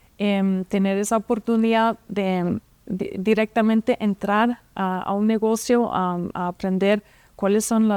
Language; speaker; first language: Spanish; non-native, fluent; German